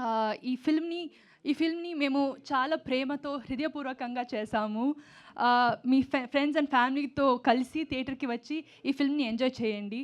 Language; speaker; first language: Telugu; non-native, learner; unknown